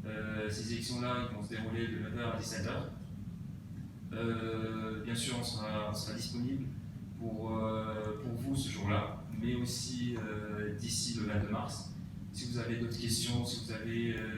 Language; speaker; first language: French; native; French